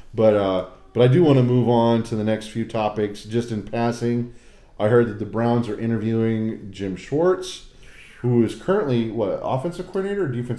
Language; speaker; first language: English; native; English